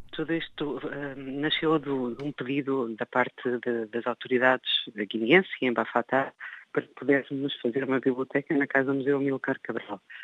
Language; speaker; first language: Portuguese; native; Portuguese